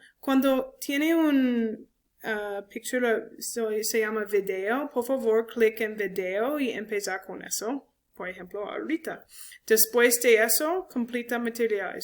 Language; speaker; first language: Spanish; non-native, learner; English